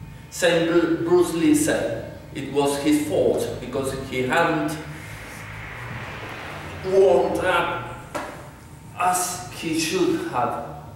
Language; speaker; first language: English; non-native, fluent; Spanish